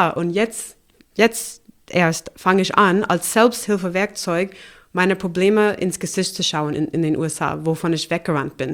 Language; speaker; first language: German; non-native, fluent; English